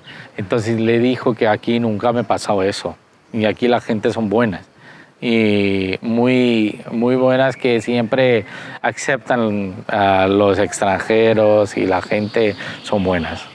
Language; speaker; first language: Spanish; non-native, fluent; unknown